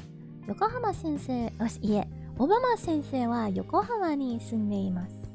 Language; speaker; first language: Japanese; non-native, learner; English